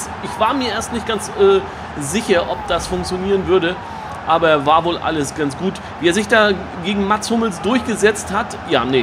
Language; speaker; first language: German; native; German